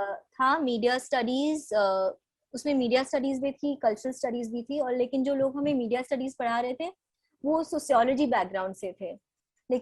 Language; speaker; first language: Hindi; native; Hindi